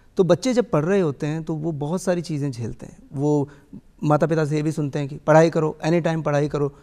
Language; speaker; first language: Hindi; native; Hindi